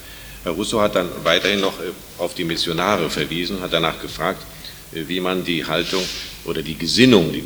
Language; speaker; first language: German; native; German